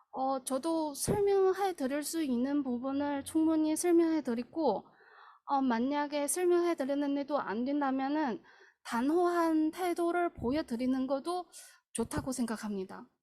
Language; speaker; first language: Korean; non-native, fluent; Chinese